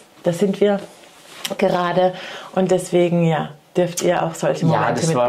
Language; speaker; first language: German; native; German